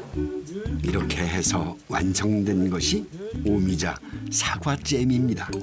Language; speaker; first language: Korean; native; Korean